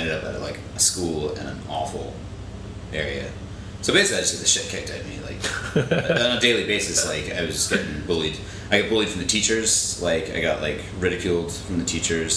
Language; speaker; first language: English; native; English